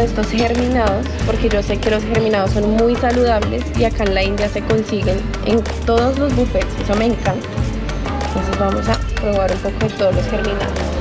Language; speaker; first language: Spanish; native; Spanish